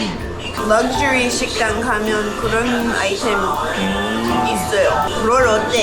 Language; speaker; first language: Korean; non-native, learner; English